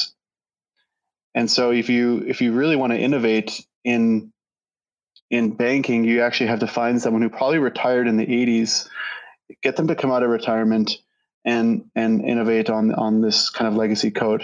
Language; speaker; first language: English; native; English